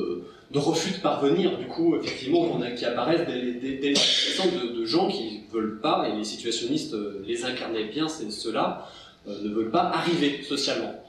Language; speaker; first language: French; native; French